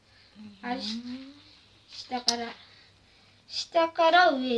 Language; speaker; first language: Japanese; early bilingual, other home language; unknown